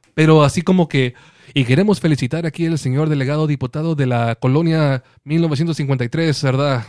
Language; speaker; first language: Spanish; early bilingual, heritage; Spanish